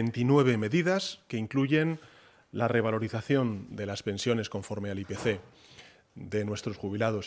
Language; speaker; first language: Spanish; native; Spanish